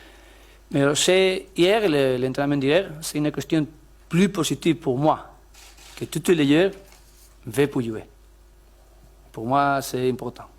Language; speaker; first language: French; non-native, learner; Spanish